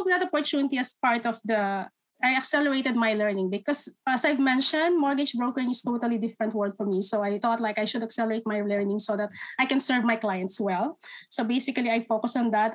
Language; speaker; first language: English; non-native, local second language; Filipino